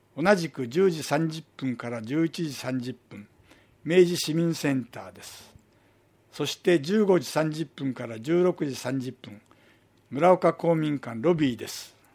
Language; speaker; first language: Japanese; native; Japanese